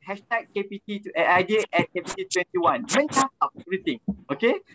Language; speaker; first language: English; non-native, local second language; Malay